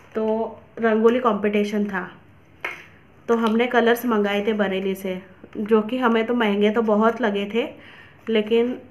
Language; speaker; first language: Hindi; non-native, local second language; Marathi